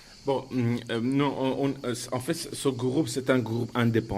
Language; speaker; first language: French; non-native, fluent; Persian